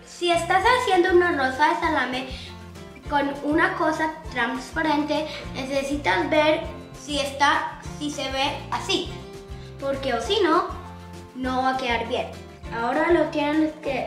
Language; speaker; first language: Spanish; early bilingual, other home language; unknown